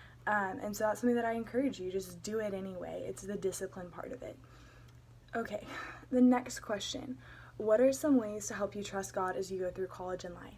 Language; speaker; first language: English; native; English